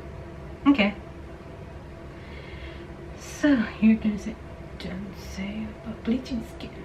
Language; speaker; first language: English; non-native, fluent; Indonesian